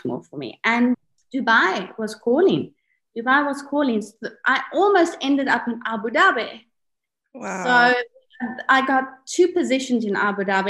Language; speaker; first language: English; native; English